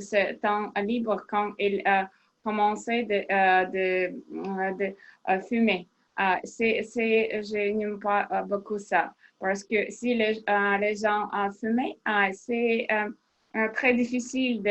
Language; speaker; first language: French; non-native, learner; Russian